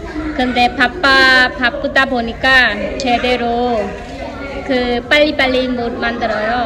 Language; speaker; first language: Korean; non-native, fluent; Khmer